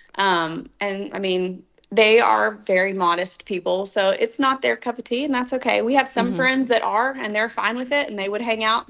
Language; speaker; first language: English; native; English